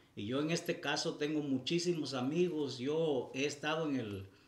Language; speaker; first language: Spanish; native; Spanish